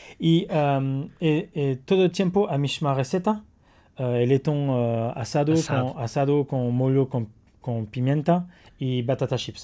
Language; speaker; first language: Portuguese; non-native, learner; French